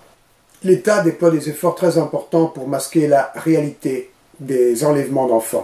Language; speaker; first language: French; native; French